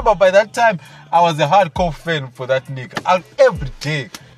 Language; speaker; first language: English; non-native, local second language; Shona